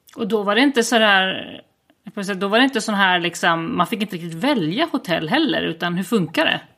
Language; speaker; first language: Swedish; native; Swedish